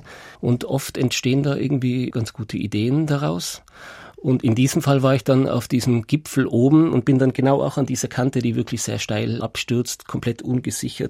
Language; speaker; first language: German; native; German